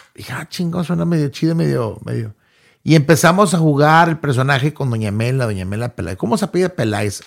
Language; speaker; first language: Spanish; early bilingual, heritage; Spanish